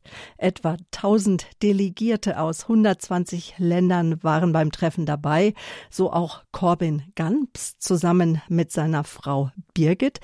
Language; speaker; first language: German; native; German